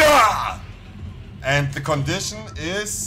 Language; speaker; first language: English; non-native, fluent; German